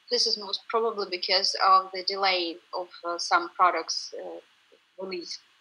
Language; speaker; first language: English; non-native, fluent; Russian